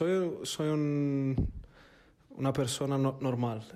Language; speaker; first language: Spanish; non-native, fluent; Italian